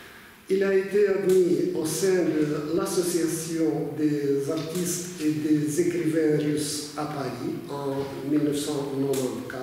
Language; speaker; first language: French; non-native, fluent; Russian